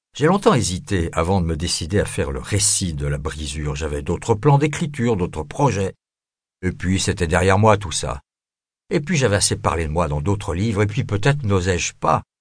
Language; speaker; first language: French; native; French